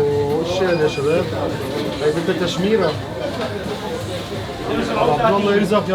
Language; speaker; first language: Arabic; native; Arabic